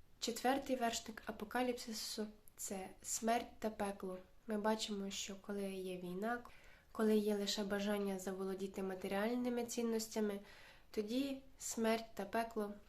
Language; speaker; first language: Ukrainian; native; Ukrainian